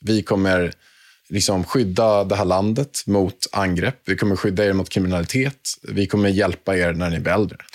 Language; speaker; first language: Swedish; native; Swedish